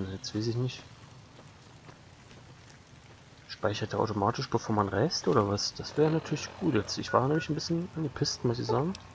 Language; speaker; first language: German; native; German